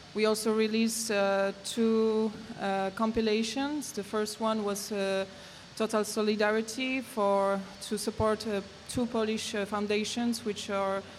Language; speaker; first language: English; non-native, learner; Polish